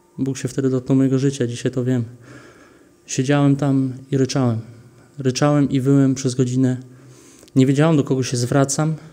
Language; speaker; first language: Polish; early bilingual, heritage; Polish